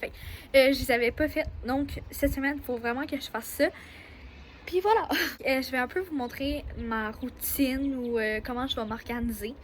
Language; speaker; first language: French; native; French